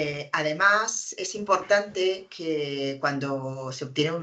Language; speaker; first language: Spanish; native; Spanish